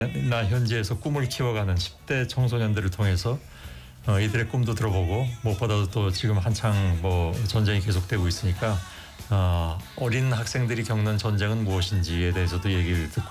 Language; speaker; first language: Korean; native; Korean